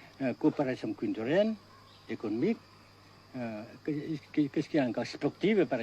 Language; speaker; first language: French; non-native, fluent; Vietnamese